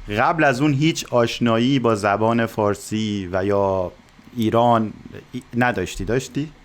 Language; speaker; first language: Persian; native; Persian